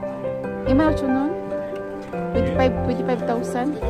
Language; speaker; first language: Korean; non-native, learner; Filipino